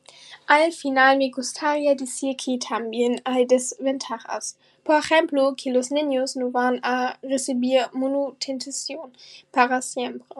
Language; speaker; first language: Spanish; non-native, learner; German